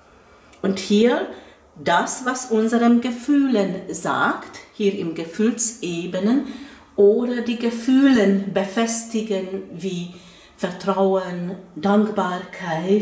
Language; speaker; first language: German; non-native, fluent; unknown